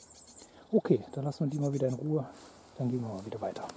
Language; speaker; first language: German; native; German